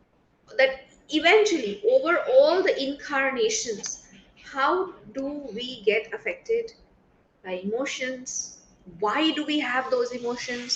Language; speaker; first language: English; non-native, local second language; Hindi